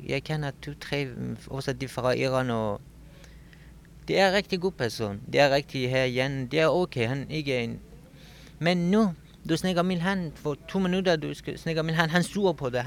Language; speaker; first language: Danish; non-native, learner; Kurdish